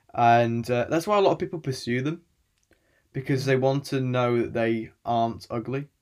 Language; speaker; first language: English; native; English